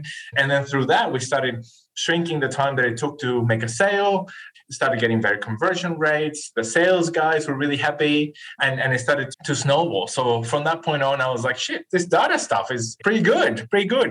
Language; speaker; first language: English; non-native, fluent; Spanish